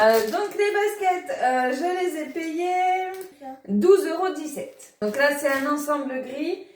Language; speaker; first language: French; native; French